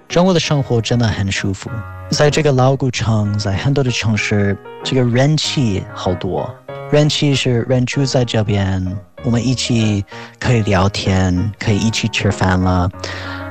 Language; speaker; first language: Chinese; non-native, fluent; English